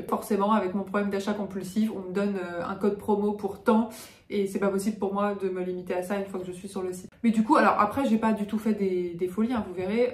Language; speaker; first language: French; native; French